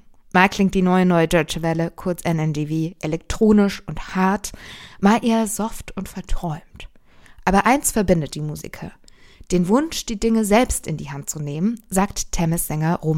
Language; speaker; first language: German; native; German